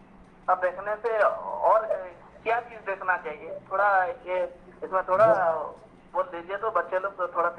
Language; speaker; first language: Hindi; non-native, local second language; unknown